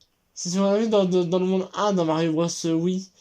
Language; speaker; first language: French; native; French